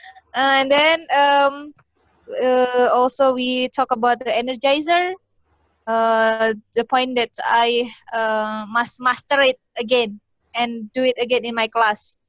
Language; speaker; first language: English; non-native, learner; Indonesian